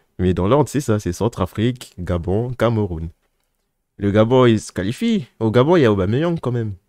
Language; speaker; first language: French; native; French